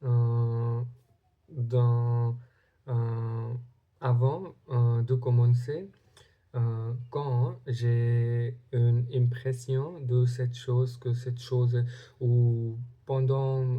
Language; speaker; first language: French; non-native, learner; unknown